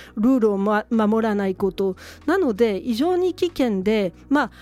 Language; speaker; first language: Japanese; non-native, fluent; French